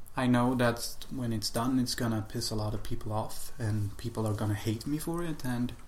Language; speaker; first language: English; non-native, fluent; Swedish